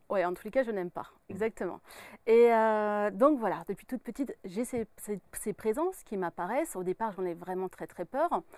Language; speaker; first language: French; native; French